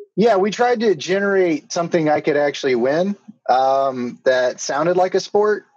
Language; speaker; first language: English; native; English